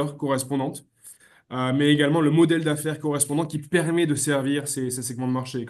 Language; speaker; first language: French; native; French